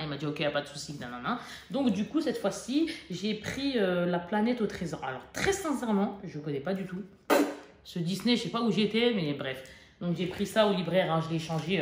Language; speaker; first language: French; native; French